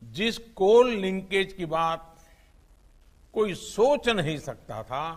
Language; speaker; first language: Hindi; non-native, local second language; Gujarati